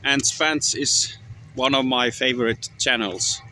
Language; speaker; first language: English; non-native, learner; Swedish